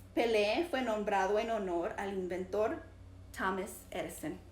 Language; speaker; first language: Spanish; early bilingual, heritage; Spanish